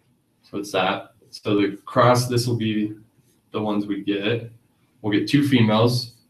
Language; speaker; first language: English; native; English